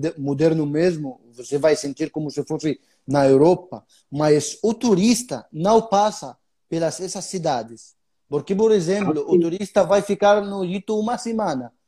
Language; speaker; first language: Portuguese; non-native, fluent; Arabic